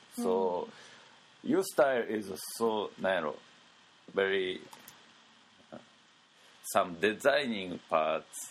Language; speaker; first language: English; non-native, learner; Japanese